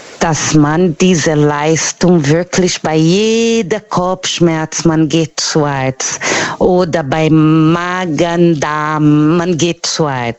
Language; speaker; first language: German; non-native, learner; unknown